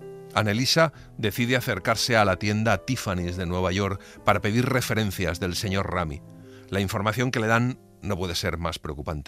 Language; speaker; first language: Spanish; native; Spanish